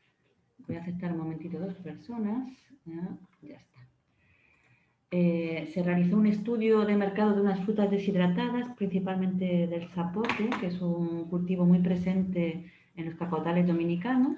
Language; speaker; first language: Spanish; native; Spanish